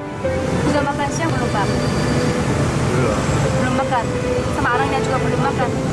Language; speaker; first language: Indonesian; non-native, fluent; Korean